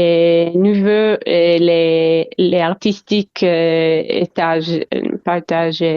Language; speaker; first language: French; non-native, learner; Hebrew